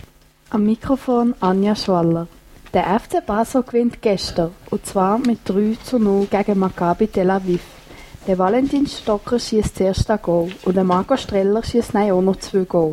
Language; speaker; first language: German; non-native, learner; French